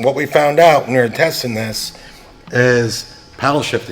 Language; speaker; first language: English; native; English